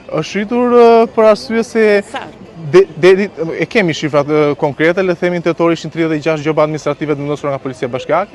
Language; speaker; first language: Albanian; native; Albanian